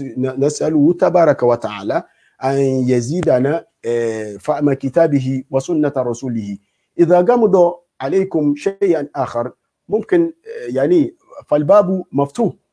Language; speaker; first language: Arabic; non-native, fluent; Yoruba